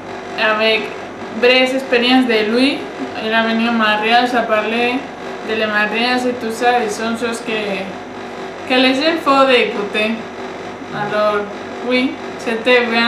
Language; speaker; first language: French; non-native, learner; Spanish